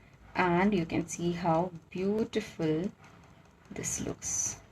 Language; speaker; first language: English; non-native, local second language; Hindi